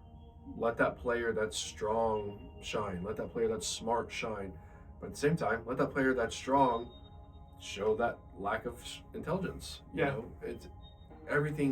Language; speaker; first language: English; native; English